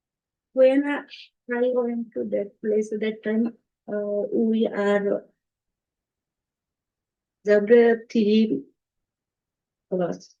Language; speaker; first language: English; non-native, learner; Bangla